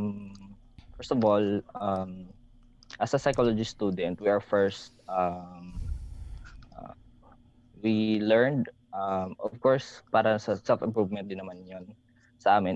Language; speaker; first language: English; non-native, local second language; Hiligaynon